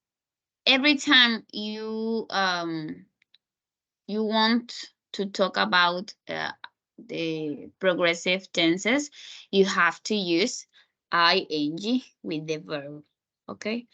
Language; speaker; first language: English; non-native, fluent; Spanish